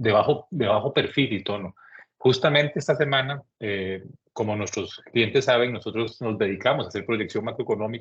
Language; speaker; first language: Spanish; native; Spanish